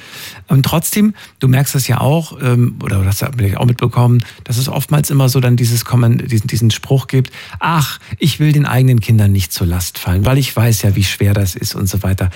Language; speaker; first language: German; native; German